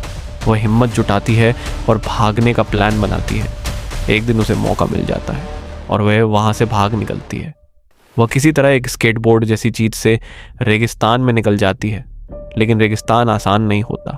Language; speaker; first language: Hindi; native; Hindi